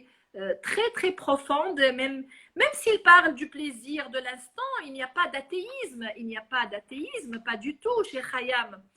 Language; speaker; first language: French; non-native, local second language; Arabic